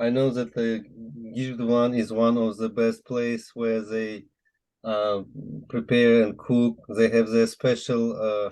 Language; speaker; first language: English; non-native, fluent; Uzbek